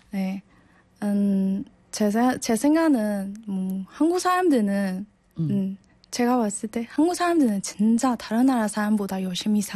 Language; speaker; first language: Korean; non-native, learner; Burmese